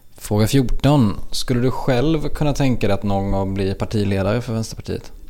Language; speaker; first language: Swedish; native; Swedish